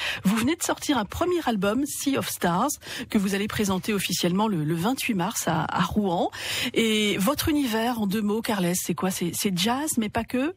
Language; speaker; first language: French; native; French